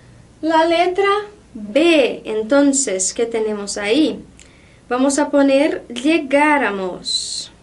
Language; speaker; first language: Spanish; non-native, fluent; Portuguese